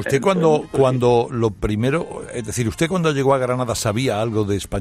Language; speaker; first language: Spanish; native; Spanish